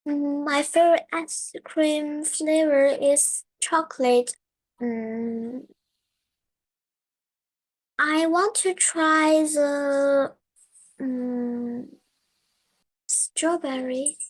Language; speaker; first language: English; non-native, learner; Chinese